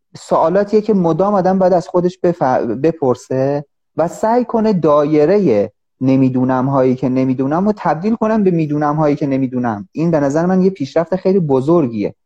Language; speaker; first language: Persian; native; Persian